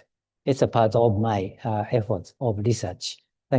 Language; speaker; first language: English; non-native, learner; Japanese